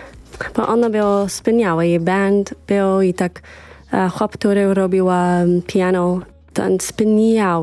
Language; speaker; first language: Polish; early bilingual, heritage; English